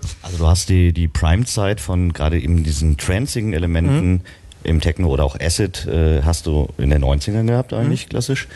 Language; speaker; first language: German; native; German